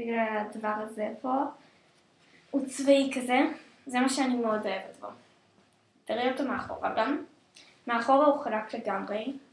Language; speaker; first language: Hebrew; native; Hebrew